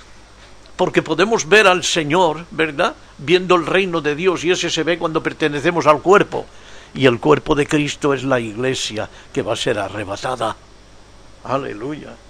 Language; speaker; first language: Spanish; native; Spanish